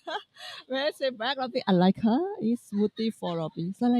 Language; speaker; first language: English; non-native, learner; Thai